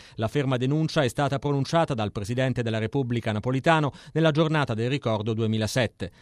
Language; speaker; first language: Italian; native; Italian